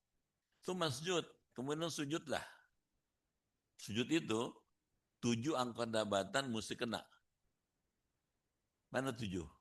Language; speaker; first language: Indonesian; native; Indonesian